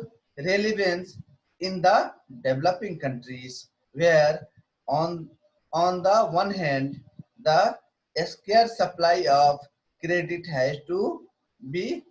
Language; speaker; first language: English; non-native, local second language; Hindi